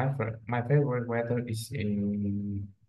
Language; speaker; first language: English; non-native, learner; Vietnamese